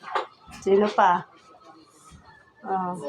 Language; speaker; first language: Filipino; native; Filipino